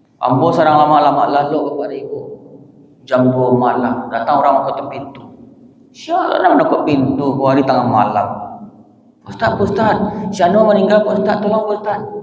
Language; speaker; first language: Malay; non-native, local second language; Minangkabau